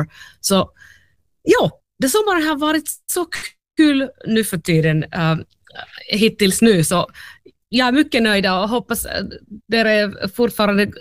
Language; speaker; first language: Swedish; non-native, local second language; Finnish